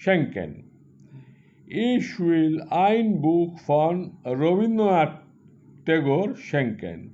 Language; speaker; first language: German; non-native, fluent; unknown